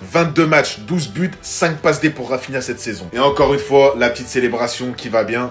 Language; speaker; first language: French; native; French